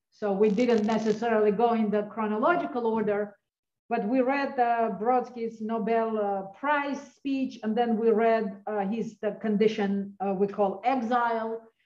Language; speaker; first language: English; early bilingual, other home language; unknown